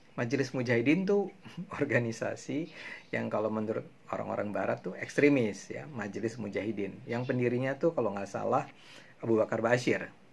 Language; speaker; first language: Indonesian; native; Indonesian